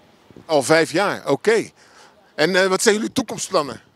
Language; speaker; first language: Dutch; native; Dutch